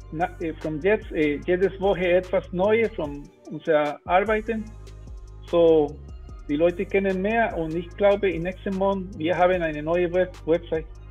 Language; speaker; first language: German; non-native, learner; Spanish